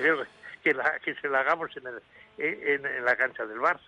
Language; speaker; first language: Spanish; native; Spanish